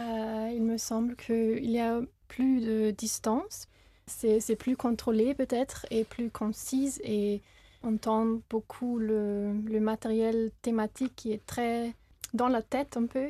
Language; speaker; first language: French; non-native, fluent; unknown